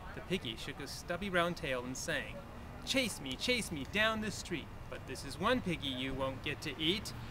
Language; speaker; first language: English; native; English